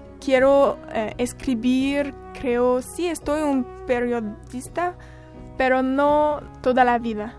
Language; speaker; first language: Spanish; non-native, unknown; French